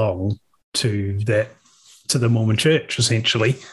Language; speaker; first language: English; native; English